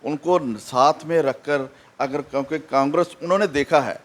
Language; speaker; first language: Hindi; non-native, local second language; Punjabi